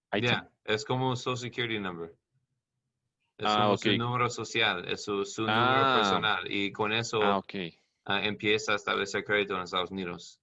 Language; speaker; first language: Spanish; non-native, learner; English